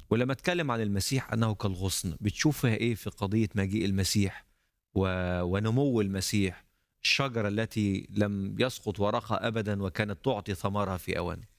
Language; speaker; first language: Arabic; native; Arabic